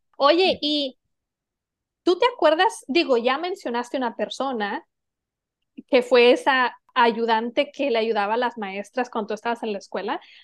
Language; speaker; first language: Spanish; native; Spanish